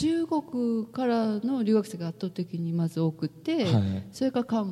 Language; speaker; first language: Japanese; native; Japanese